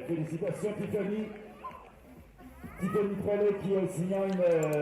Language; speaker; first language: French; native; French